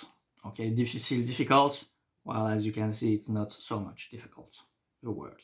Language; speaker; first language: English; non-native, fluent; French